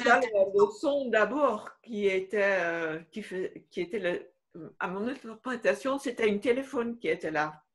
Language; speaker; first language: French; non-native, fluent; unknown